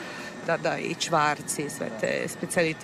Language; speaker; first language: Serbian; non-native, fluent; Italian